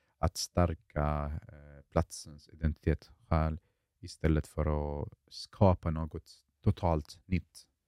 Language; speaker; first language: Swedish; early bilingual, other home language; Arabic